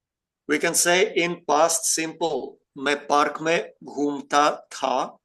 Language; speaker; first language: Hindi; non-native, fluent; Ukrainian